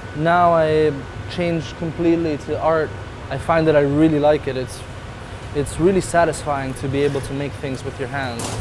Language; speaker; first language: English; non-native, fluent; Italian